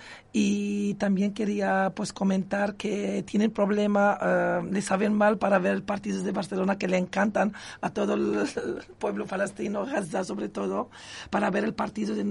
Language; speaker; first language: Spanish; non-native, local second language; Arabic